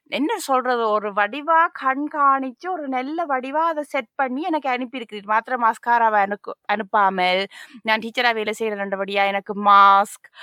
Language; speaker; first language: Tamil; early bilingual, heritage; Tamil